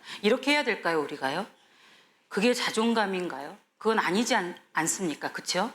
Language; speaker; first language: Korean; native; Korean